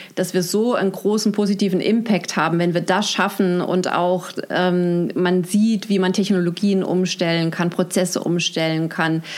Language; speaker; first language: German; native; German